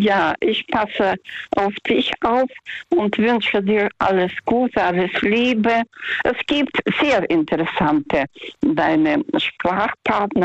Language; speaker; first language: German; non-native, learner; Russian